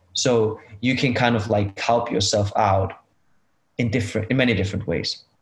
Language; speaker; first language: English; non-native, fluent; German